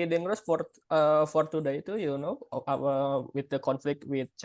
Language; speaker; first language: English; non-native, learner; Indonesian